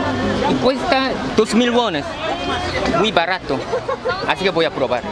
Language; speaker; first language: Spanish; non-native, fluent; Korean